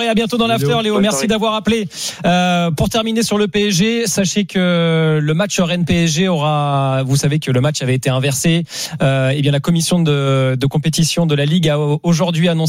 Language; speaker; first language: French; native; French